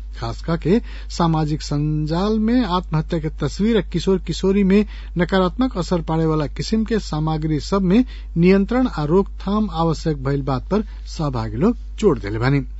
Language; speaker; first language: Bhojpuri; non-native, local second language; Nepali